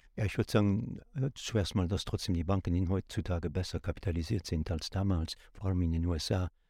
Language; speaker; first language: German; non-native, local second language; Luxembourgish